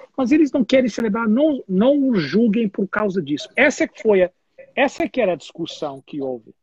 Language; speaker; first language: Portuguese; non-native, fluent; English